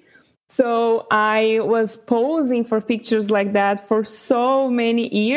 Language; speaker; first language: English; non-native, fluent; Portuguese